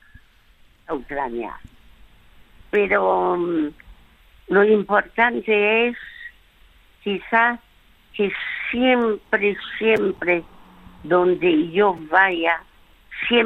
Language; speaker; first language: Spanish; early bilingual, other home language; French